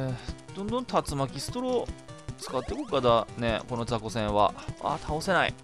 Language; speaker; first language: Japanese; native; Japanese